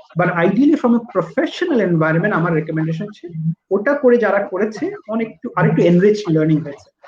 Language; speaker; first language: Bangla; native; Bangla